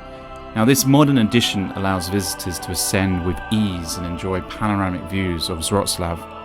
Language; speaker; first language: English; native; English